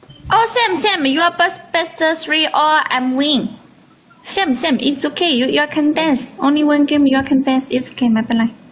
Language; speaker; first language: English; non-native, learner; Chinese